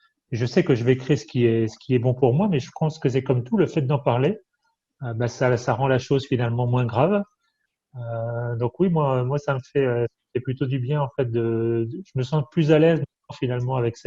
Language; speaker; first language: French; native; French